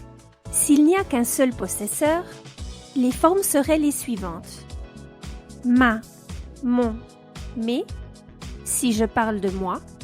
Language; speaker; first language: French; non-native, fluent; Spanish